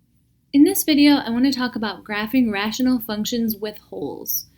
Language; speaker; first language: English; native; English